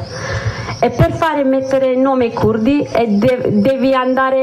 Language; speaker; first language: Italian; non-native, learner; Kurdish